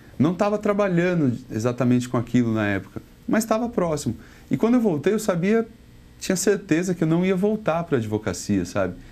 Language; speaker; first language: Portuguese; native; Portuguese